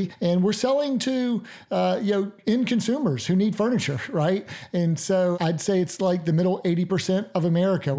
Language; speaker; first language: English; native; English